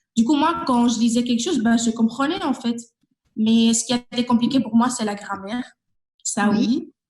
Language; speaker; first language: French; non-native, fluent; Spanish